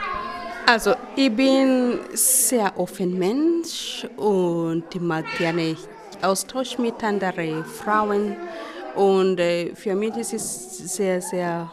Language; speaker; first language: German; non-native, learner; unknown